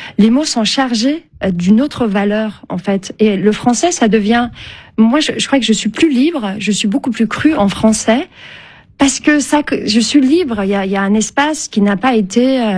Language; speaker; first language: French; early bilingual, other home language; Turkish